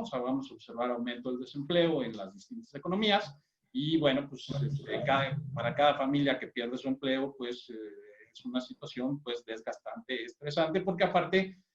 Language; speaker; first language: Spanish; native; Spanish